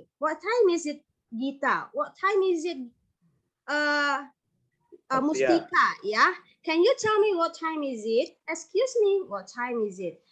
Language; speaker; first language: English; non-native, fluent; Indonesian